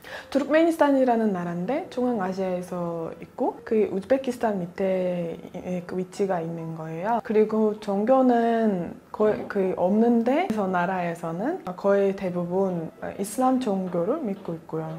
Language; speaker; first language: Korean; non-native, fluent; Russian